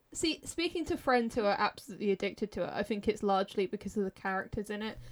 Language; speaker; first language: English; native; English